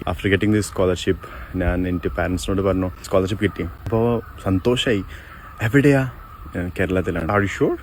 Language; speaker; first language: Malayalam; non-native, local second language; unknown